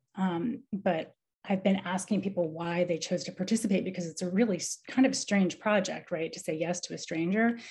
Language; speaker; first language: English; native; English